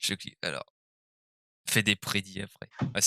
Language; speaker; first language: French; native; French